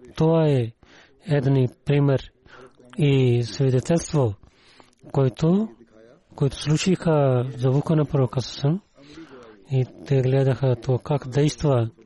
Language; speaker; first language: Bulgarian; non-native, learner; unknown